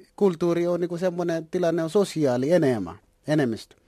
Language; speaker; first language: Finnish; non-native, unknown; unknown